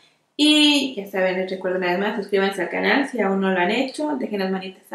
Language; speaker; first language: Spanish; native; Spanish